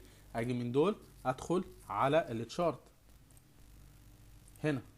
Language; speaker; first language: Arabic; native; Arabic